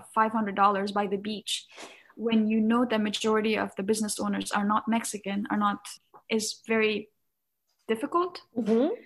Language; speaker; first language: English; non-native, local second language; Nepali